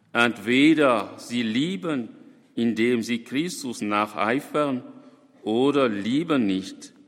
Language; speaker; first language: German; non-native, fluent; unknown